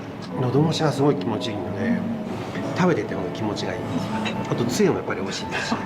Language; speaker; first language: Japanese; native; Japanese